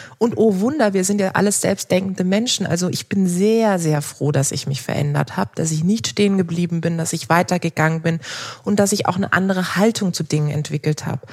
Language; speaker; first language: German; early bilingual, other home language; Turkish